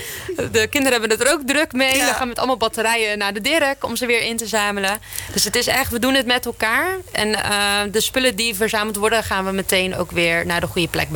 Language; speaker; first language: Dutch; native; Dutch